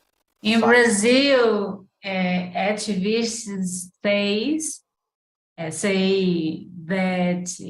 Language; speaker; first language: English; non-native, learner; Portuguese